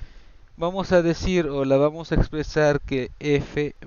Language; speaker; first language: Spanish; native; Spanish